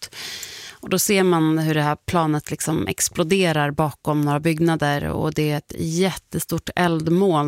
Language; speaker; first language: Swedish; native; Swedish